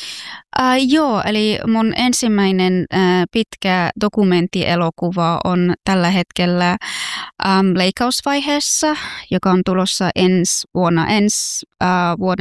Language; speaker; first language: Finnish; non-native, fluent; Persian